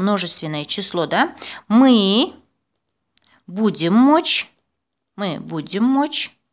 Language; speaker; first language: Russian; non-native, local second language; Azerbaijani